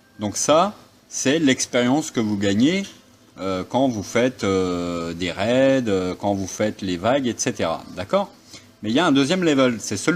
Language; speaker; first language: French; native; French